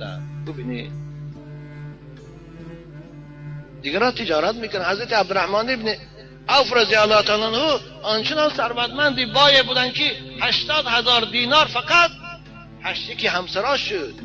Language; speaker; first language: Persian; native; Persian